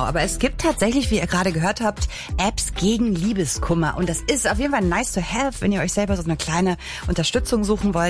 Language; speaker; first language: German; native; German